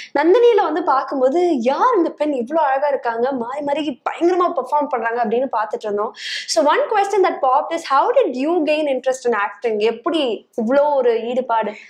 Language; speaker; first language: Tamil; native; Tamil